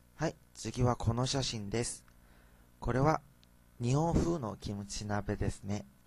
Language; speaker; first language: Japanese; non-native, fluent; Korean